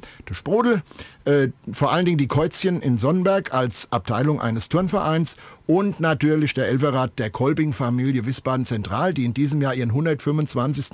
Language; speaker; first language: German; native; German